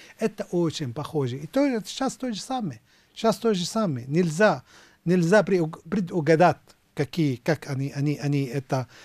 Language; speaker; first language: Russian; non-native, fluent; Arabic